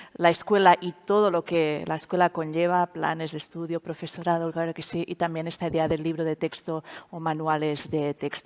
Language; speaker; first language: Spanish; non-native, local second language; Catalan